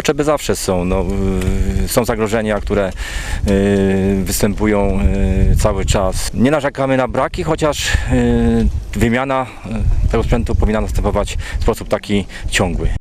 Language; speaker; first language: Polish; native; Polish